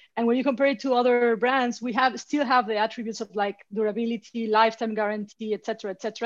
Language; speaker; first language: English; non-native, fluent; Spanish